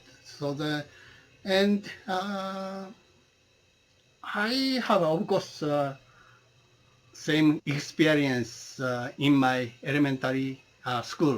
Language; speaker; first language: English; non-native, learner; Japanese